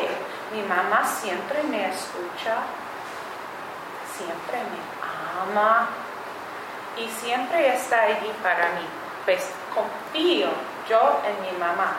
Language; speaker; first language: Spanish; non-native, fluent; English